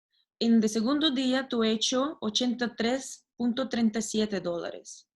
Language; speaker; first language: Spanish; non-native, learner; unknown